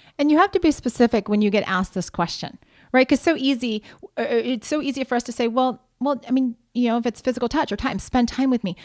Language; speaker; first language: English; native; English